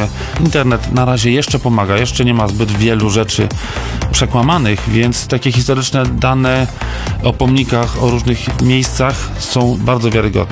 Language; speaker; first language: Polish; native; Polish